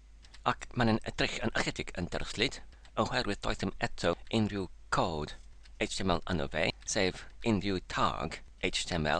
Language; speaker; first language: Welsh; non-native, fluent; English